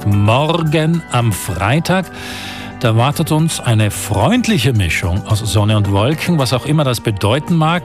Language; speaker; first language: German; native; German